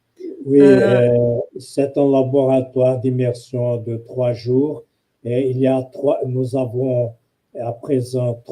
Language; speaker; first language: French; non-native, fluent; Portuguese